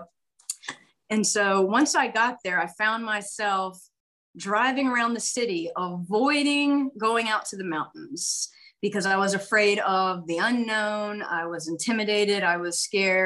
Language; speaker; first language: English; native; English